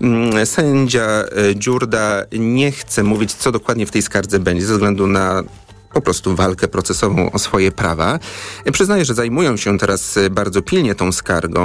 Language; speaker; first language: Polish; native; Polish